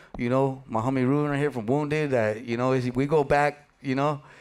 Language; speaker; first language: English; early bilingual, other home language; Spanish